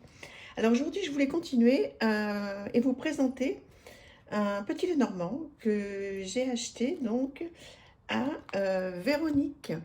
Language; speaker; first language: French; native; French